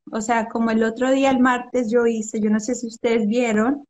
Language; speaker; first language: Spanish; early bilingual, other home language; English